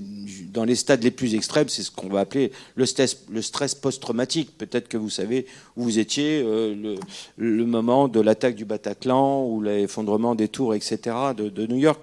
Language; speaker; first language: French; native; French